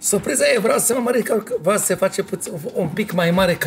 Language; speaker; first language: Romanian; non-native, fluent; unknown